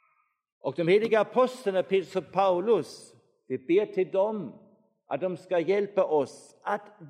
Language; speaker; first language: Swedish; non-native, fluent; German